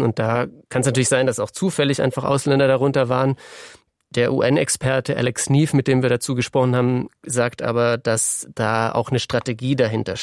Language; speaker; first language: German; native; German